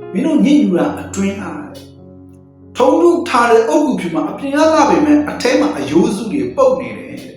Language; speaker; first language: Burmese; non-native, local second language; Kachin